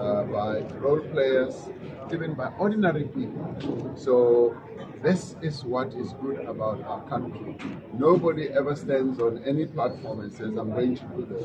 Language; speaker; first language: English; non-native, local second language; Venda